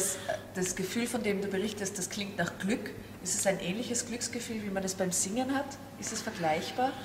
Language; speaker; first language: German; native; German